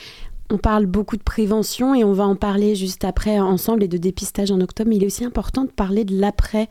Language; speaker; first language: French; native; French